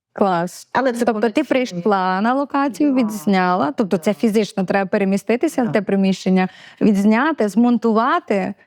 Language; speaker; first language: Ukrainian; native; Ukrainian